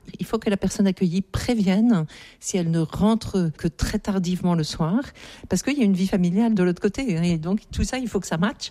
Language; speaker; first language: French; native; French